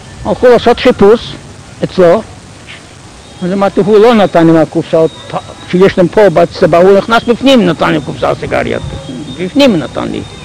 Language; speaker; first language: Hebrew; non-native, fluent; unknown